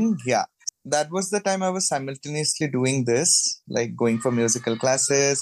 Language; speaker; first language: English; non-native, local second language; Bangla